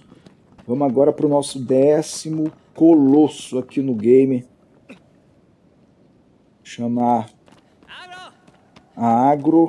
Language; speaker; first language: Portuguese; native; Portuguese